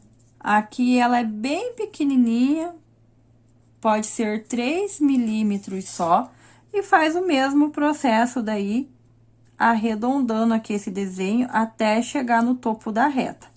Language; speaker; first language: Portuguese; native; Portuguese